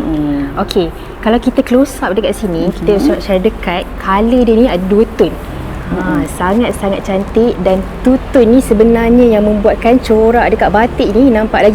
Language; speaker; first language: Malay; native; Malay